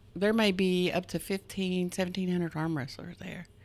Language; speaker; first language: English; native; English